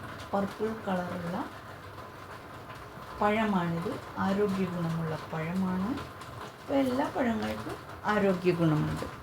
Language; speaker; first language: Malayalam; native; Malayalam